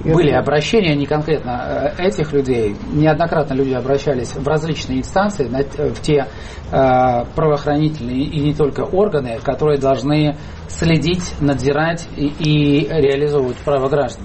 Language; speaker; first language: Russian; native; Russian